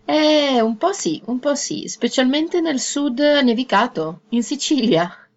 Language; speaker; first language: Italian; native; Italian